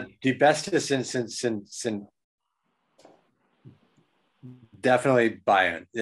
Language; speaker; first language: German; non-native, learner; English